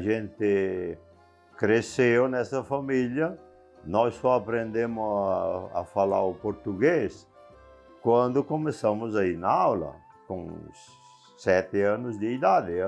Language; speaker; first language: Portuguese; non-native, local second language; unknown